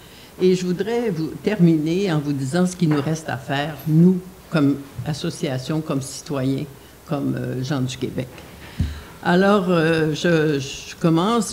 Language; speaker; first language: French; native; French